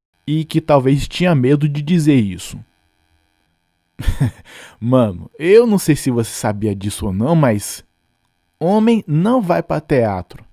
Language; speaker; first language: Portuguese; non-native, fluent; English